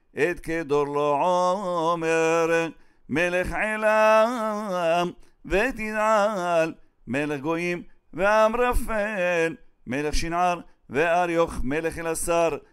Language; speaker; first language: Hebrew; native; Hebrew